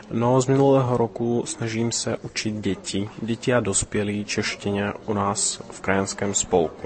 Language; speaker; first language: Czech; early bilingual, heritage; Russian